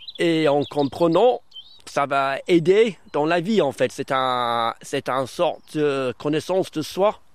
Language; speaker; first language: French; early bilingual, other home language; English